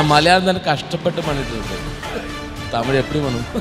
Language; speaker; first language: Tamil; non-native, learner; Malayalam